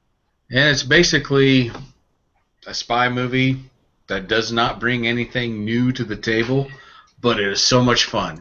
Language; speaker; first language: English; native; English